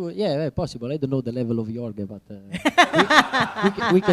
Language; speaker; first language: English; non-native, learner; Italian